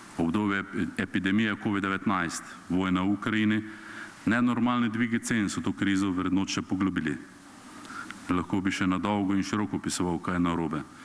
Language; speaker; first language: Slovenian; native; Slovenian